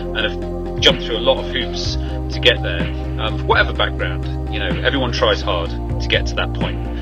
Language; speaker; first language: English; native; English